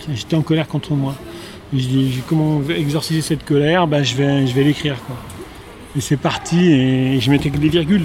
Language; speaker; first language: French; native; French